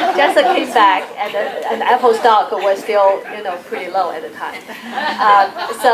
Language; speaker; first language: English; non-native, fluent; Chinese